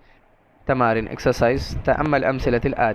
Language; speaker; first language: Arabic; non-native, fluent; Urdu